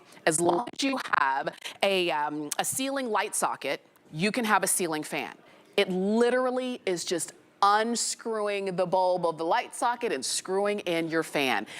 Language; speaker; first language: English; native; English